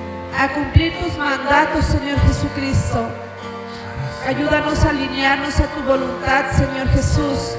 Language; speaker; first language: Spanish; native; Spanish